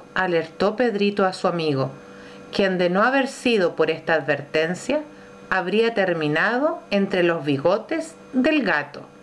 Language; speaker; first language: Spanish; native; Spanish